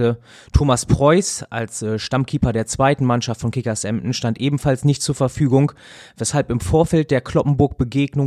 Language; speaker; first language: German; native; German